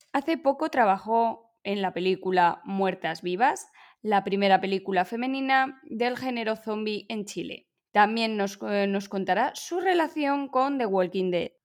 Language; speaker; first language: Spanish; native; Spanish